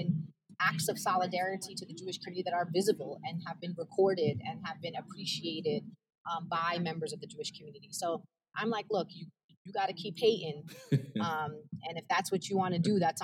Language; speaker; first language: English; early bilingual, other home language; Arabic